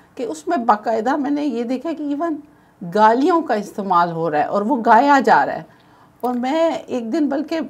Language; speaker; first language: Urdu; native; Urdu